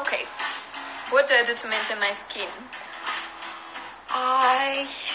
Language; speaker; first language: English; non-native, fluent; Russian